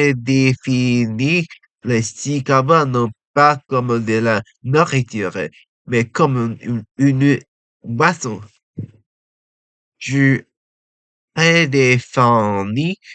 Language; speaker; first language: French; non-native, learner; Japanese